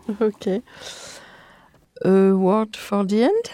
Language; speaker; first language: English; non-native, learner; French